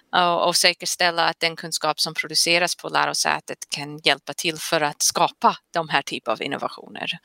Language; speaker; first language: Swedish; non-native, fluent; English